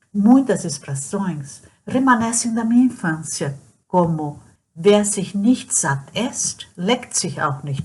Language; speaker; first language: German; early bilingual, heritage; German